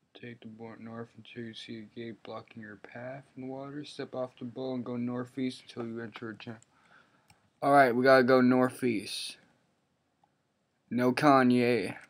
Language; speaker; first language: English; native; English